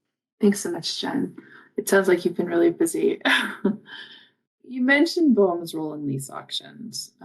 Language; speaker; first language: English; native; English